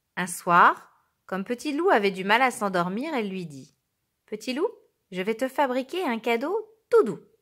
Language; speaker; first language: French; native; French